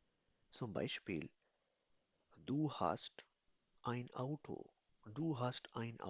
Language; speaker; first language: German; non-native, fluent; Urdu